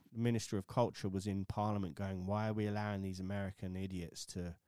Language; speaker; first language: English; native; English